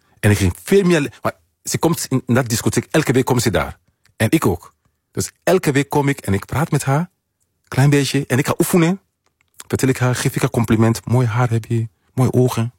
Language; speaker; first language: Dutch; non-native, fluent; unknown